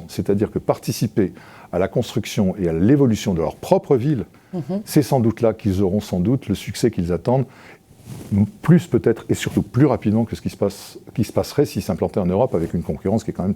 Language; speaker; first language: French; native; French